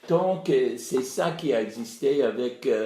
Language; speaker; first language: French; non-native, fluent; English